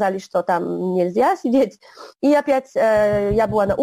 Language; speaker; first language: Russian; non-native, fluent; Polish